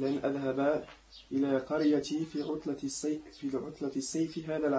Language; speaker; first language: Arabic; non-native, learner; French